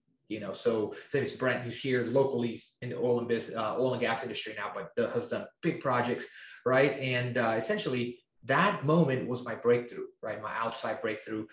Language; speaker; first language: English; non-native, fluent; Spanish